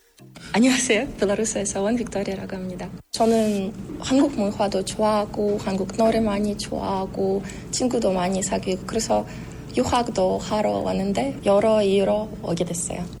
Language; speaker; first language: Korean; non-native, learner; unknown